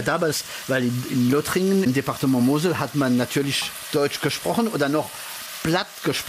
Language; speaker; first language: German; early bilingual, heritage; French